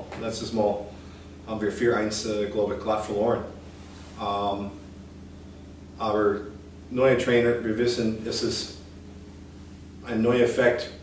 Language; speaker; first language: German; non-native, fluent; English